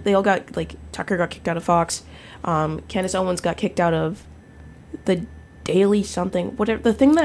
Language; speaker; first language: English; native; English